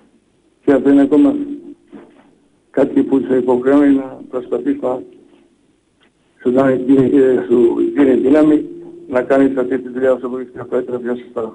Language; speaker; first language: Greek; non-native, fluent; Bosnian